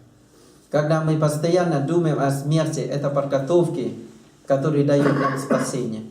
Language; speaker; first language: Russian; non-native, learner; Thai